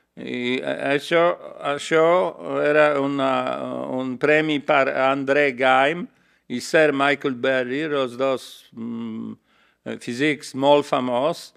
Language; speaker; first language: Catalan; non-native, learner; Polish